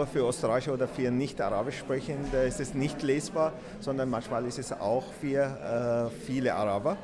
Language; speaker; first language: German; non-native, fluent; Arabic